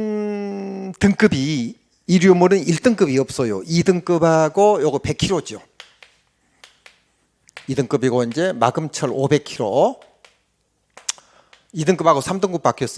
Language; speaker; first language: Korean; native; Korean